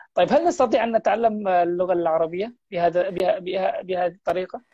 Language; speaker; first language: Arabic; non-native, fluent; Indonesian